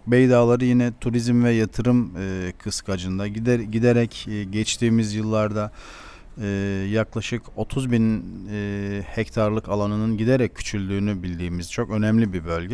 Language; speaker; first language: Turkish; native; Turkish